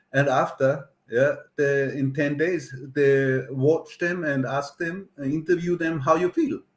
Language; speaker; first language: English; non-native, learner; German